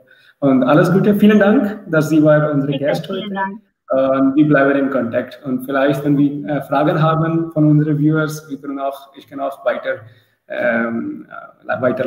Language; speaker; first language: German; non-native, learner; Urdu